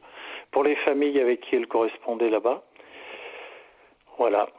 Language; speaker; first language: French; native; French